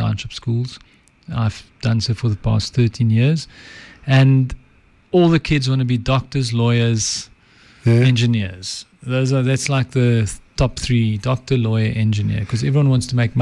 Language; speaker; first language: English; non-native, local second language; Afrikaans